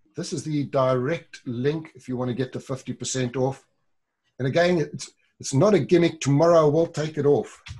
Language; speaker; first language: English; native; English